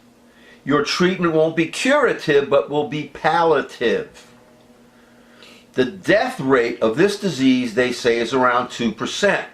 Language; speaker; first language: English; native; English